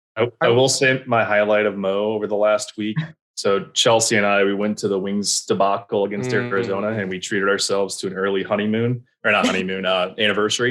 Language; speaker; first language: English; native; English